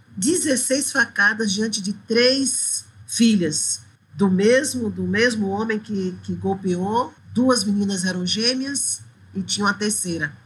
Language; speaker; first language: Portuguese; native; Portuguese